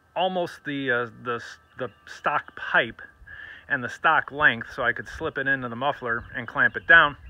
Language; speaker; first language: English; native; English